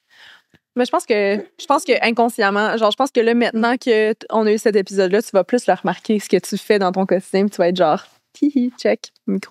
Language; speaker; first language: French; native; French